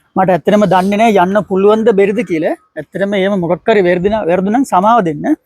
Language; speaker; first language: Sinhala; non-native, local second language; Tamil